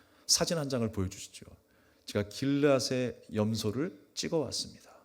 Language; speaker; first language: Korean; native; Korean